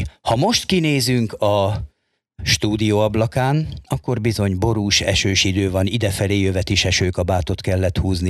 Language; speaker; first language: Hungarian; native; Hungarian